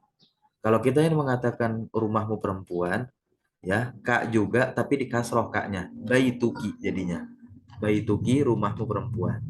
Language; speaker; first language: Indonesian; native; Indonesian